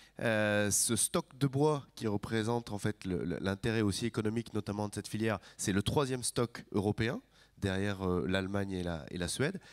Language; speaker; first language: French; native; French